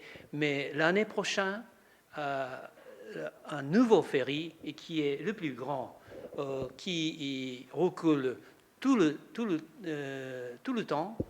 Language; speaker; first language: French; non-native, learner; Japanese